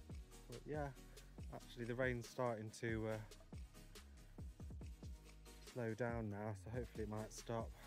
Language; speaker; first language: English; native; English